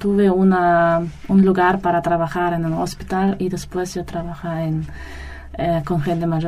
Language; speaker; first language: Spanish; non-native, learner; German